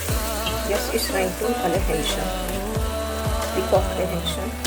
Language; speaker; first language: German; non-native, learner; Hindi